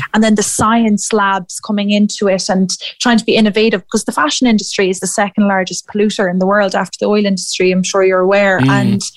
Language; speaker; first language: English; native; English